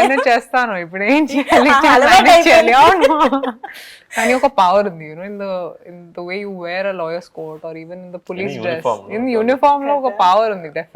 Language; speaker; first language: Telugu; non-native, local second language; Hindi